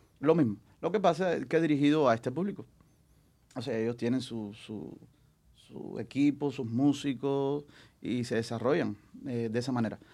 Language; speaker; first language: Spanish; native; Spanish